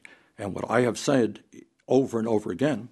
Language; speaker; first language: English; native; English